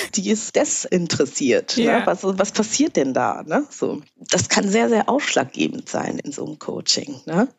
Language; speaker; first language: German; early bilingual, other home language; Kinyarwanda